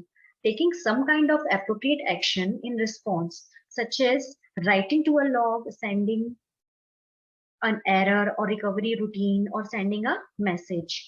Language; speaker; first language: English; non-native, local second language; Hindi